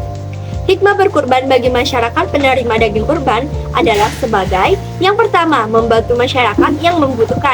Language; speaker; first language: Indonesian; native; Indonesian